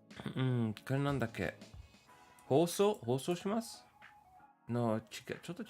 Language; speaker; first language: Japanese; non-native, learner; English